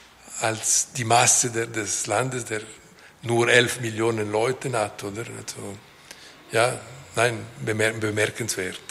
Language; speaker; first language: German; non-native, local second language; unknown